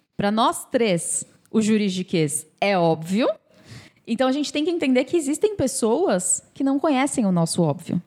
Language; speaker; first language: Portuguese; native; Portuguese